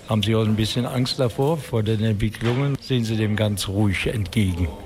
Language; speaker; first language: German; native; German